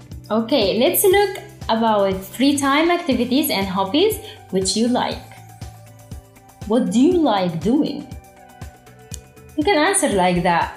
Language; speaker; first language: English; non-native, fluent; Arabic